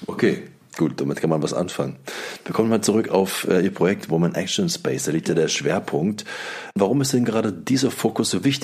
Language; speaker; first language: German; native; German